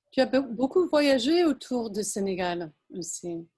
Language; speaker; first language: French; non-native, fluent; English